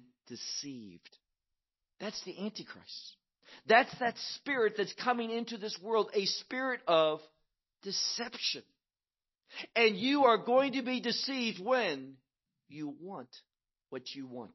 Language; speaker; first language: English; native; English